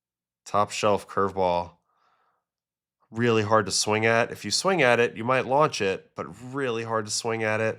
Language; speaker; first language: English; native; English